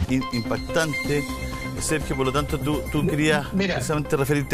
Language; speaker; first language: Spanish; native; Spanish